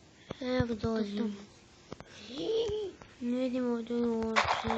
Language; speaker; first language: Bosnian; native; Bosnian